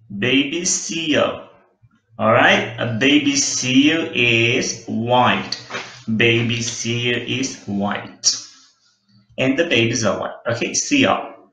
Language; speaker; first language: English; non-native, fluent; Portuguese